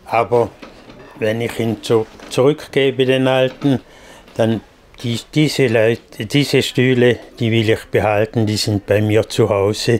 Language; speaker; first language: German; non-native, fluent; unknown